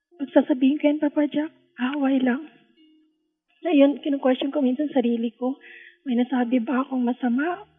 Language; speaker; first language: Filipino; non-native, local second language; Hiligaynon